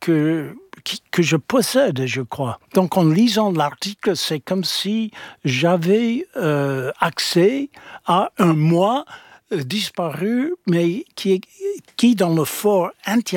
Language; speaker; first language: French; non-native, fluent; English